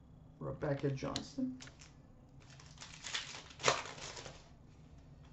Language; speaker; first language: English; native; English